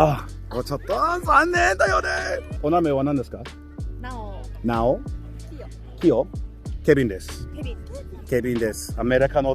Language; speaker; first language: Japanese; non-native, learner; English